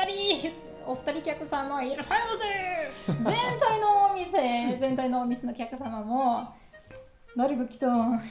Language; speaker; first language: Japanese; non-native, learner; German